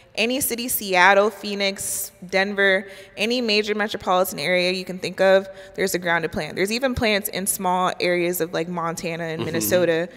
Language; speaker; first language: English; native; English